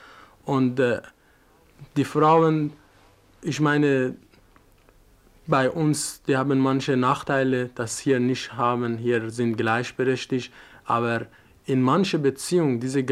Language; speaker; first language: German; non-native, learner; Persian